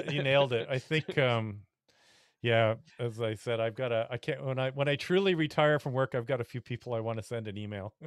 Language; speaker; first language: English; native; English